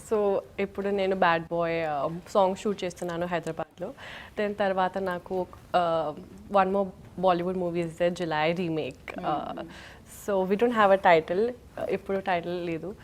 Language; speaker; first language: Telugu; non-native, local second language; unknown